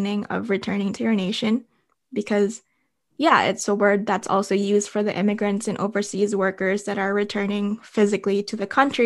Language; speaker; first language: English; non-native, local second language; Filipino